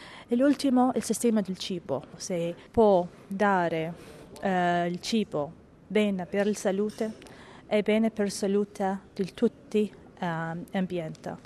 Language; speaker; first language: Italian; non-native, learner; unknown